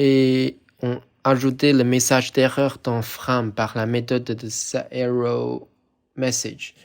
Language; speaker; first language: French; non-native, fluent; Chinese